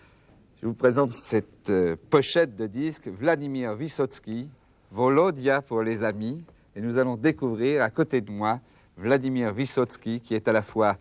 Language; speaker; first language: French; native; French